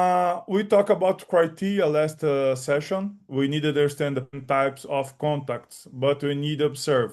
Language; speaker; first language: English; non-native, learner; Portuguese